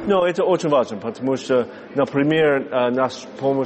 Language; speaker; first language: Russian; non-native, learner; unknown